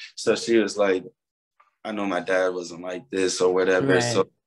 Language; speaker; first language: English; native; English